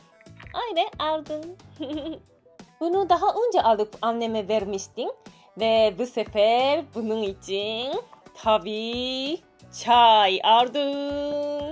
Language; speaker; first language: Turkish; non-native, learner; Japanese